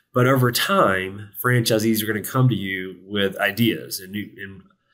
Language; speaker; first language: English; native; English